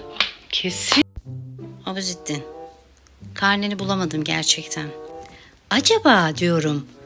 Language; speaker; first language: Turkish; native; Turkish